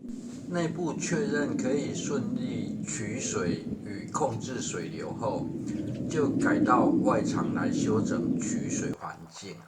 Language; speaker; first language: Chinese; native; Chinese